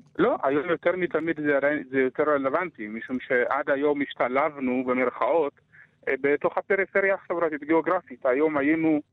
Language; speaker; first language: Hebrew; early bilingual, other home language; Amharic